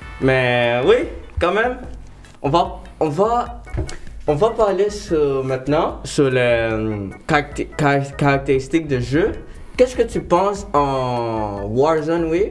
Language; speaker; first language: French; non-native, local second language; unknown